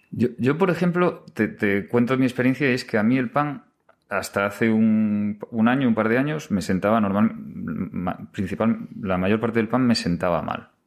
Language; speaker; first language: Spanish; native; Spanish